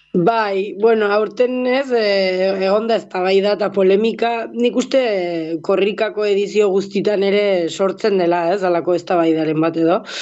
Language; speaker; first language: Basque; native; Basque